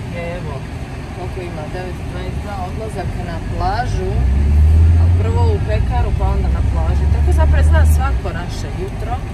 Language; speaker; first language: Serbian; early bilingual, heritage; Croatian